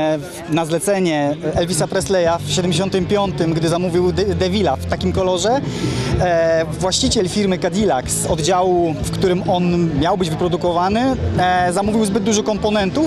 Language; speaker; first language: Polish; native; Polish